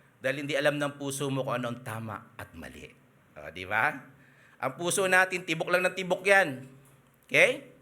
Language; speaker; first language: Filipino; native; Filipino